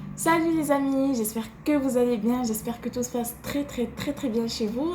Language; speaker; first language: French; non-native, local second language; Arabic